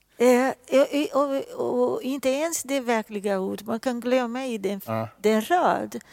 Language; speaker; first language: Swedish; non-native, fluent; Portuguese